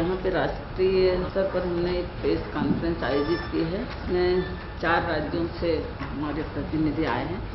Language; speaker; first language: Hindi; native; Hindi